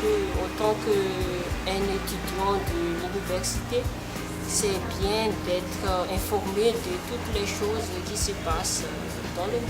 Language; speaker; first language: French; non-native, local second language; Malagasy